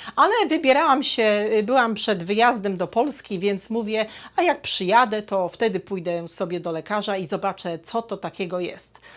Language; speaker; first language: Polish; native; Polish